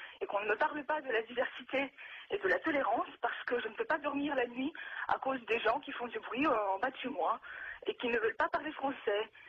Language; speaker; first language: French; non-native, fluent; Russian